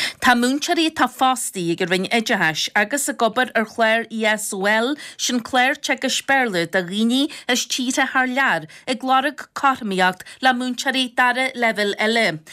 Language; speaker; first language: Irish; native; Irish